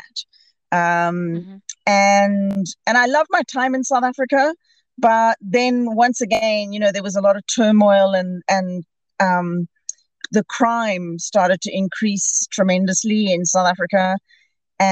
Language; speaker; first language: English; native; English